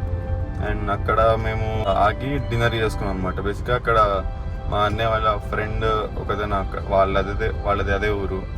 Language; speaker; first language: Telugu; native; Telugu